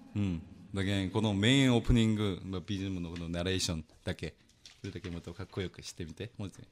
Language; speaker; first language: Japanese; non-native, fluent; Korean